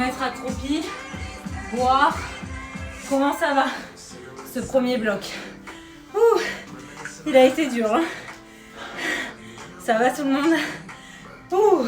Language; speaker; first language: French; native; French